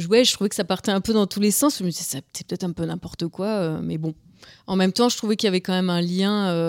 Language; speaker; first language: French; native; French